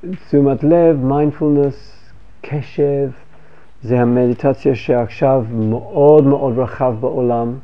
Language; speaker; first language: Hebrew; non-native, fluent; English